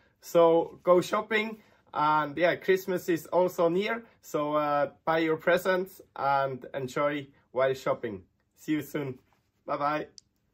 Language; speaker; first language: English; non-native, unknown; German